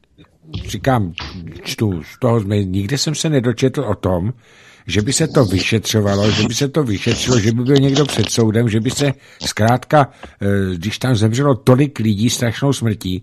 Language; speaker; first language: Czech; native; Czech